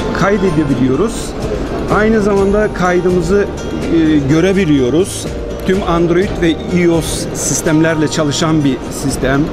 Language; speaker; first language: Turkish; early bilingual, heritage; Turkish